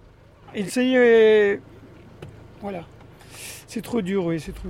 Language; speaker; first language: French; non-native, learner; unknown